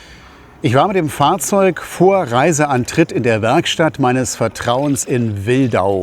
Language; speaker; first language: German; native; German